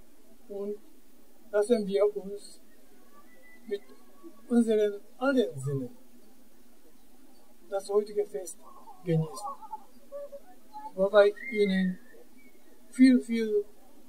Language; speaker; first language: German; non-native, fluent; Japanese